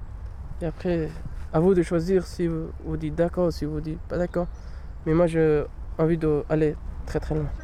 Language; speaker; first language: French; non-native, learner; Pashto